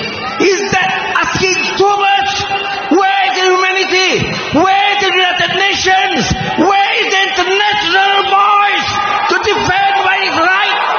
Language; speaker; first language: English; non-native, local second language; Malay